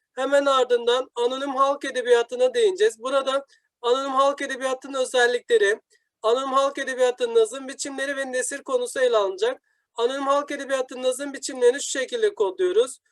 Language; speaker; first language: Turkish; native; Turkish